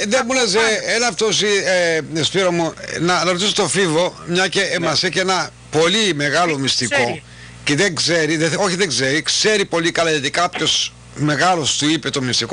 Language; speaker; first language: Greek; native; Greek